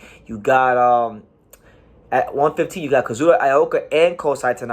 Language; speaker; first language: English; native; English